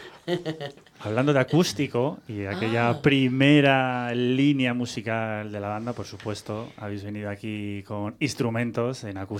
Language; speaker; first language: Spanish; native; Spanish